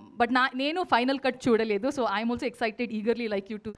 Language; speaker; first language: Telugu; non-native, learner; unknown